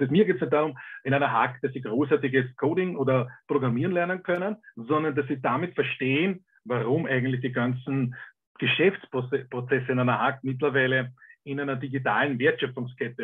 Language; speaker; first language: German; native; German